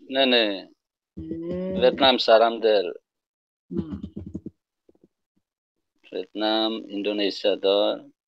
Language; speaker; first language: Korean; non-native, learner; Tetum